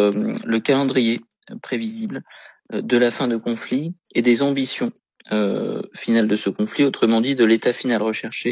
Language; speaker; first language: French; native; French